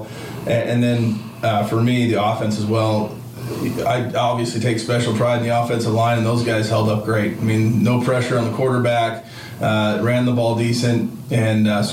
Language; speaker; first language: English; native; English